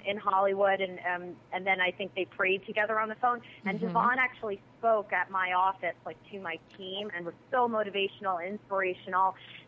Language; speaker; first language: English; native; English